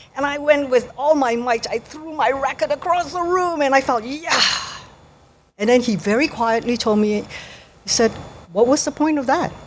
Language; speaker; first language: English; native; English